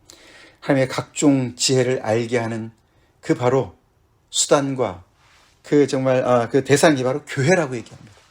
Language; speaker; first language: Korean; native; Korean